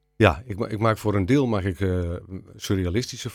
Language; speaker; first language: Dutch; native; Dutch